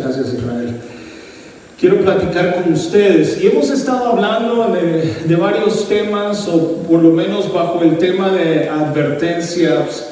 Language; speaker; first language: Spanish; early bilingual, heritage; Spanish